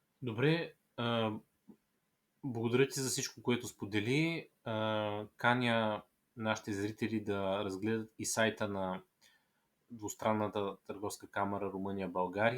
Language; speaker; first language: Bulgarian; native; Bulgarian